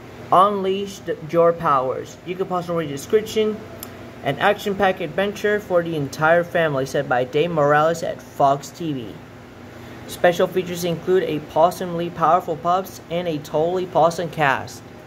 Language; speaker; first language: English; native; English